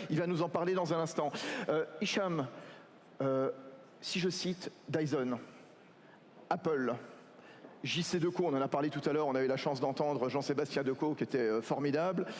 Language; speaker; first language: French; native; French